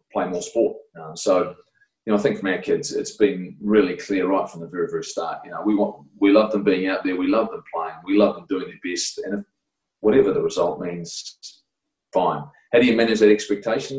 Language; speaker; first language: English; native; English